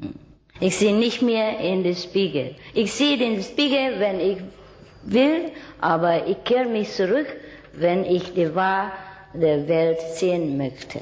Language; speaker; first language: German; non-native, learner; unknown